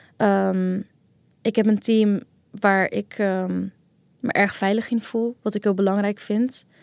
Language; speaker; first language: Dutch; early bilingual, other home language; Kurdish